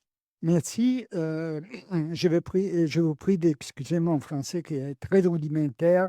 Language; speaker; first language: French; non-native, learner; Italian